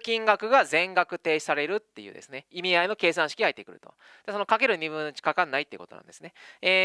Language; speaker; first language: Japanese; native; Japanese